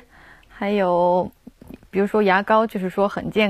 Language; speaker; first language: Chinese; non-native, fluent; Japanese